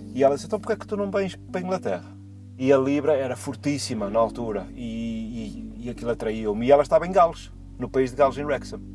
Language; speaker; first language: Portuguese; native; Portuguese